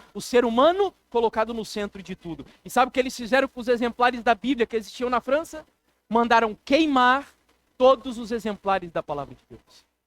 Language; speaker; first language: Portuguese; native; Portuguese